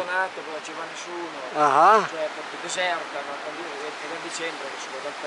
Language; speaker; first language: Italian; native; Italian